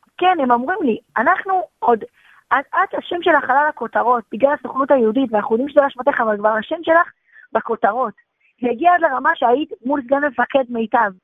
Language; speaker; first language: Hebrew; native; Hebrew